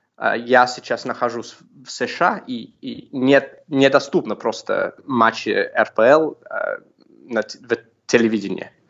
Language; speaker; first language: Russian; non-native, fluent; English